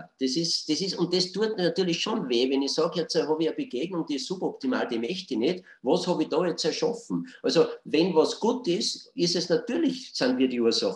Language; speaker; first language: German; native; German